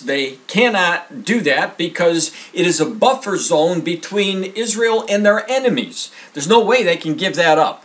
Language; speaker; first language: English; native; English